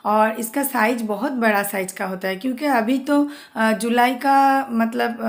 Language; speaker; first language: Hindi; non-native, local second language; Bangla